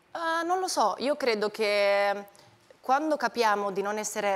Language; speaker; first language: Italian; non-native, fluent; Spanish